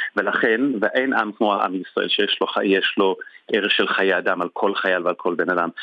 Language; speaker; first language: Hebrew; non-native, fluent; English